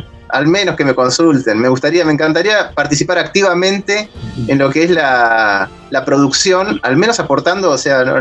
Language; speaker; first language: Spanish; native; Spanish